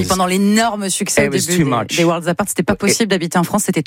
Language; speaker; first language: French; native; French